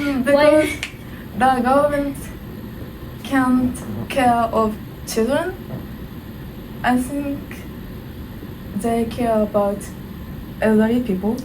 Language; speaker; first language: English; non-native, learner; Japanese